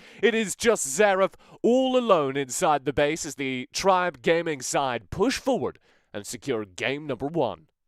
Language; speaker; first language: English; native; English